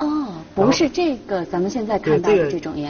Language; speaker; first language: Chinese; native; Chinese